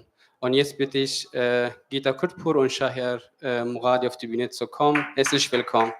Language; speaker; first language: German; non-native, fluent; Kurdish